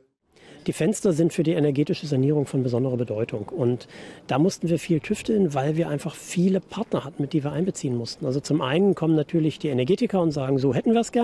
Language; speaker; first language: German; native; German